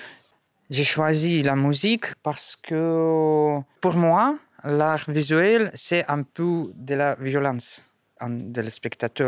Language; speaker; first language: French; non-native, learner; Russian